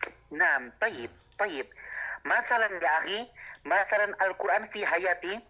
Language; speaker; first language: Arabic; non-native, learner; Indonesian